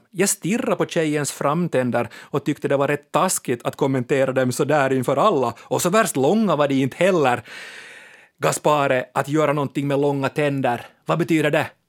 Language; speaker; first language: Swedish; native; Swedish